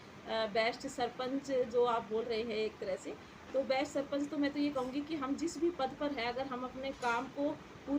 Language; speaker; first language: Hindi; native; Hindi